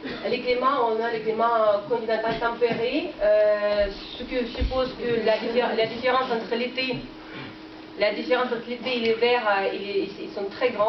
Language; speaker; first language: French; non-native, fluent; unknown